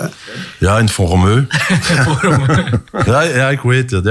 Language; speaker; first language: Dutch; non-native, local second language; French